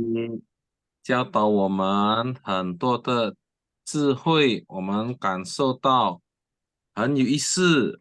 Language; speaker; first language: Chinese; non-native, learner; Indonesian